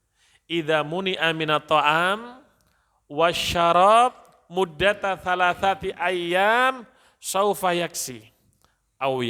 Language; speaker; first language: Arabic; non-native, fluent; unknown